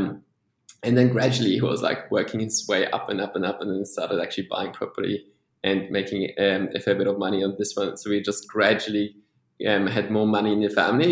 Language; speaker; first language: English; non-native, fluent; Polish